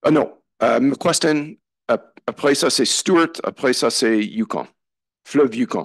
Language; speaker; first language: French; non-native, learner; English